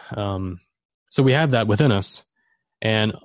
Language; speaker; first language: English; non-native, fluent; German